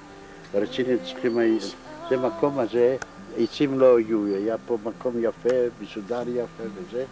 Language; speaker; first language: Hebrew; non-native, fluent; Yiddish